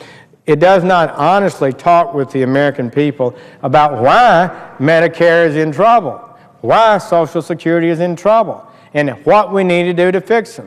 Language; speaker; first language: English; native; English